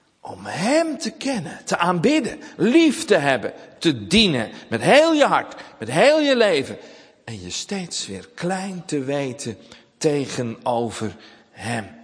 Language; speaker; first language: Dutch; native; Dutch